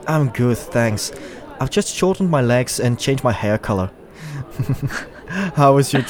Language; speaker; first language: English; non-native, learner; Turkish